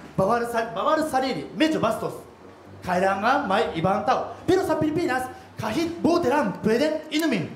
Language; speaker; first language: Filipino; non-native, learner; Japanese